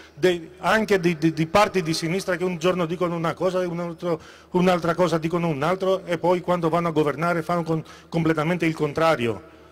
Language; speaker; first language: Italian; non-native, fluent; Greek